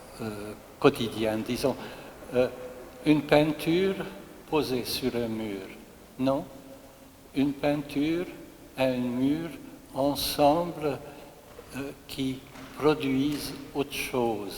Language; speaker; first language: French; non-native, fluent; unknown